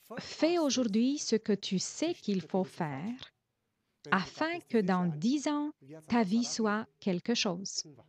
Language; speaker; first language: French; non-native, fluent; Romanian